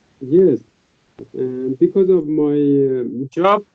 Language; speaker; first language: English; non-native, fluent; Persian